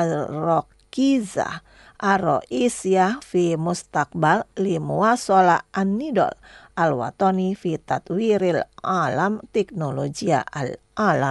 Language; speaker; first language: Arabic; non-native, fluent; Indonesian